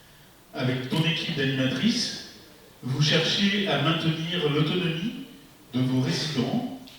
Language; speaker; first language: French; native; French